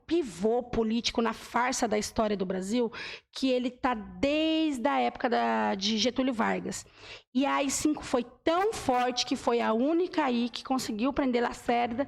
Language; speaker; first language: Portuguese; native; Portuguese